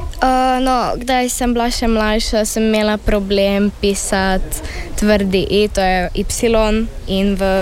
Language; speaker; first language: Slovenian; early bilingual, heritage; Slovenian